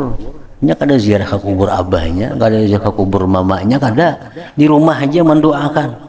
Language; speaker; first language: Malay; non-native, local second language; Banjar